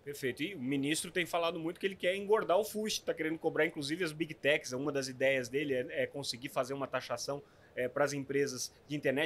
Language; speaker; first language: Portuguese; native; Portuguese